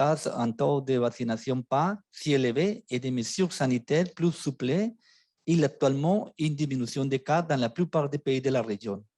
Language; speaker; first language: French; non-native, fluent; Spanish